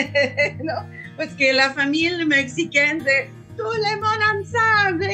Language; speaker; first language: French; non-native, fluent; Spanish